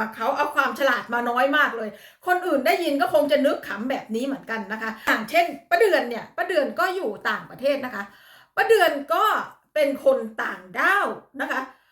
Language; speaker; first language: Thai; native; Thai